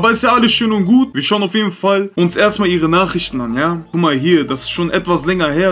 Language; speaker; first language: German; early bilingual, other home language; Turkish